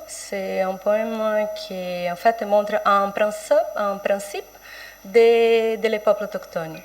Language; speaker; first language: French; non-native, fluent; Portuguese